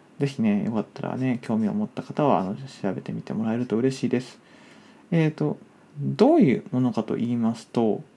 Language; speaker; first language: Japanese; native; Japanese